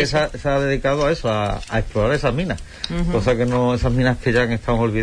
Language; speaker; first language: Spanish; native; Spanish